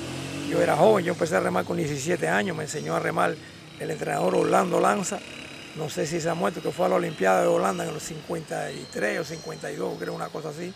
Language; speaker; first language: Spanish; native; Spanish